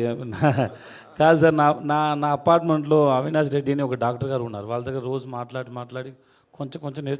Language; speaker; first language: Telugu; non-native, learner; Tamil